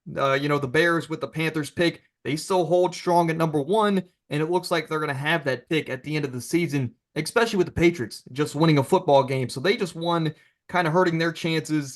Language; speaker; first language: English; native; English